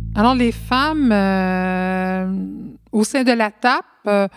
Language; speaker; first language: French; early bilingual, other home language; Spanish